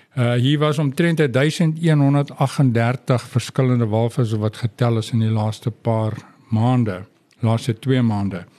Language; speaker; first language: Afrikaans; non-native, local second language; English